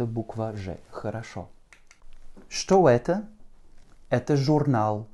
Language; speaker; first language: Russian; non-native, fluent; French